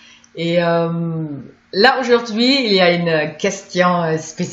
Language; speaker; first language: French; non-native, fluent; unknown